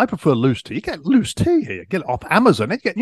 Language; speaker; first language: English; native; English